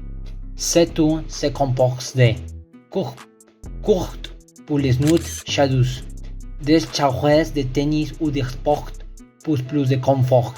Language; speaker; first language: French; non-native, learner; Spanish